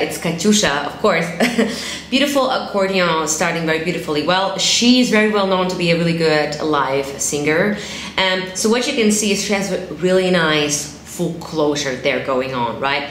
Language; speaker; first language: English; non-native, fluent; German